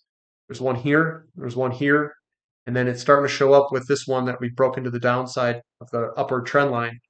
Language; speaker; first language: English; native; English